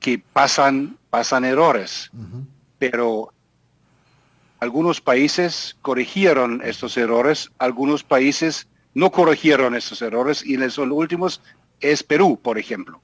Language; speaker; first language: Spanish; non-native, fluent; German